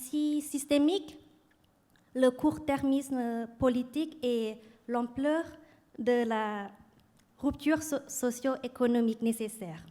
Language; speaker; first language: French; non-native, fluent; Thai